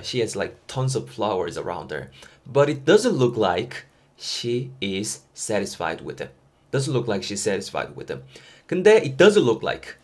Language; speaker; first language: English; non-native, fluent; Korean